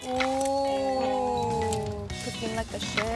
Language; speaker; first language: Korean; native; Korean